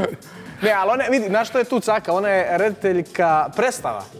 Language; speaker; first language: Serbian; native; Serbian